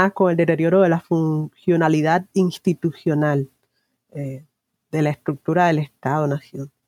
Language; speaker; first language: Spanish; native; Spanish